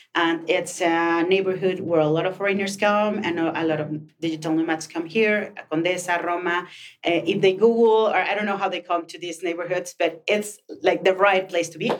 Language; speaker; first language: English; non-native, fluent; Spanish